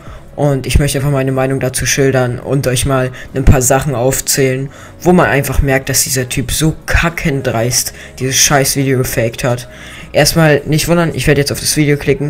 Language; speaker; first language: German; native; German